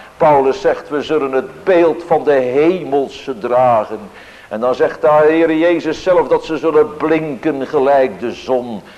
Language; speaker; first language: Dutch; native; Dutch